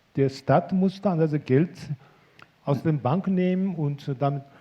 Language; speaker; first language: German; non-native, fluent; Korean